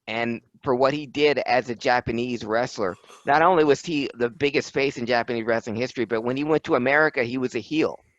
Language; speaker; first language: English; native; English